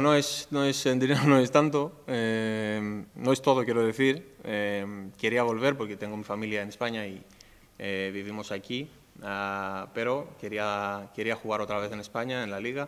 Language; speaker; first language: Spanish; non-native, fluent; Greek